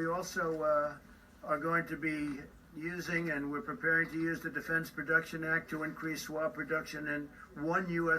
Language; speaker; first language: English; native; English